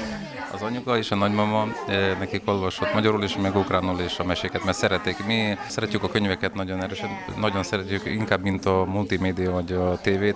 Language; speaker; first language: Hungarian; non-native, learner; Ukrainian